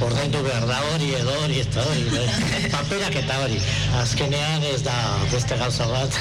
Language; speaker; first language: Basque; non-native, local second language; Spanish